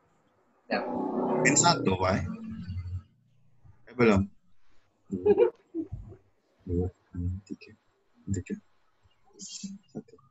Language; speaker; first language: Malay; non-native, local second language; Banjar